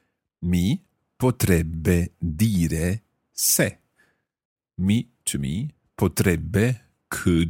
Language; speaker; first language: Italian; non-native, fluent; English